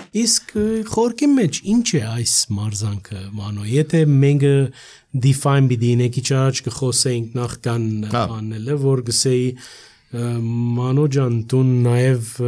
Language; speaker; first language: Armenian; early bilingual, heritage; Armenian